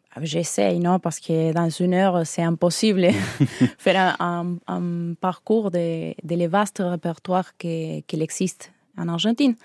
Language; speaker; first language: French; non-native, learner; Spanish